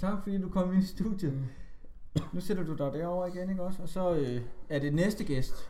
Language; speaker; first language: Danish; native; Danish